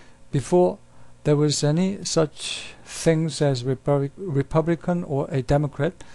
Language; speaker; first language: English; non-native, fluent; Korean